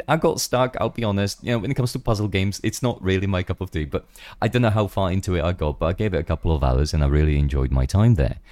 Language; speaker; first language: English; non-native, fluent; Czech